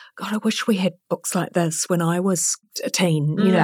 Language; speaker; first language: English; native; English